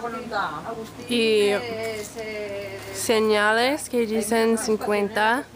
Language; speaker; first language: Spanish; non-native, learner; English